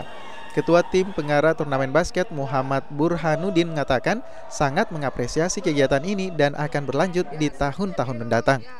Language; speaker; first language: Indonesian; native; Indonesian